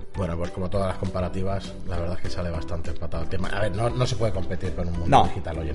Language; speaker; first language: Spanish; native; Spanish